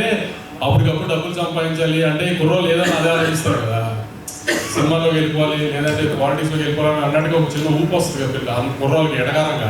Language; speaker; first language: Telugu; native; Telugu